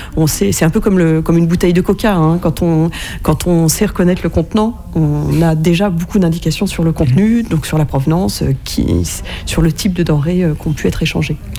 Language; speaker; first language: French; native; French